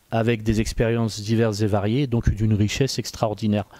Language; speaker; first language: French; native; French